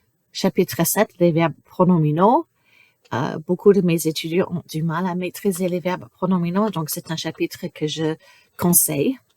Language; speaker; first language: French; non-native, fluent; English